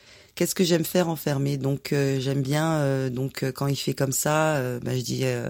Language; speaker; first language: French; native; French